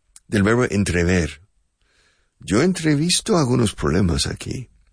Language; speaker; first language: Spanish; non-native, fluent; English